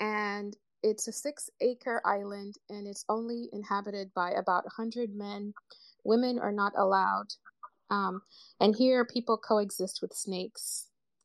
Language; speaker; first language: English; non-native, local second language; Ganda